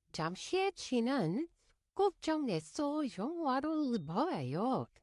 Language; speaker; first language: Korean; non-native, fluent; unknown